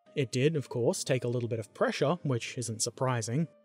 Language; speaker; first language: English; native; English